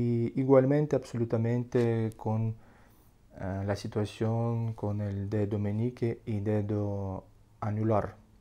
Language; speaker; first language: Spanish; non-native, learner; Russian